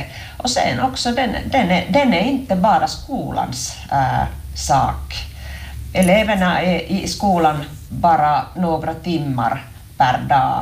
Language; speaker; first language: Swedish; non-native, local second language; Finnish